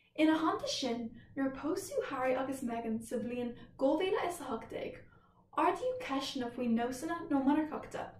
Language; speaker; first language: Irish; non-native, local second language; English